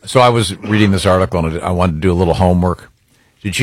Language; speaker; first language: English; native; English